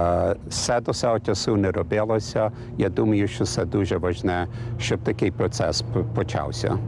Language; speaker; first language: Ukrainian; early bilingual, heritage; English